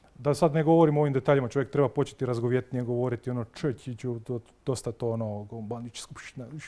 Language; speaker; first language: Croatian; native; Croatian